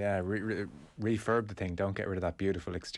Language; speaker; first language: English; native; English